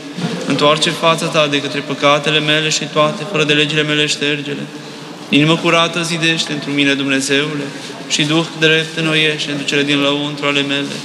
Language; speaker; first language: Romanian; native; Romanian